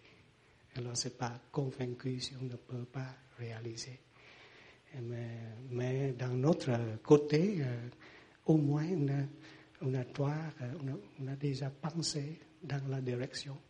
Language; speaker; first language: French; non-native, learner; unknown